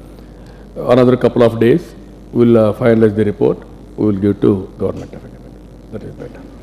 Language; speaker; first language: English; non-native, local second language; Telugu